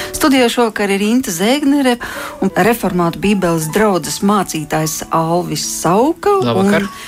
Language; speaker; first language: Latvian; native; Latvian